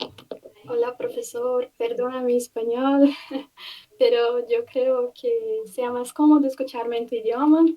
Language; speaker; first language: Spanish; non-native, fluent; Portuguese